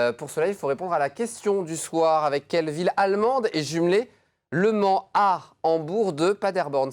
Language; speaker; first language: French; native; French